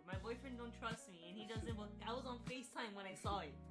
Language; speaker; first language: English; early bilingual, other home language; Spanish